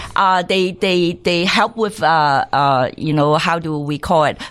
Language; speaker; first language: English; non-native, local second language; Cantonese